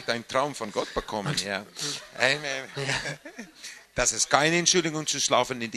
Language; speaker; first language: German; non-native, learner; English